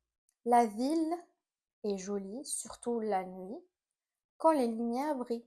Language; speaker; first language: French; non-native, fluent; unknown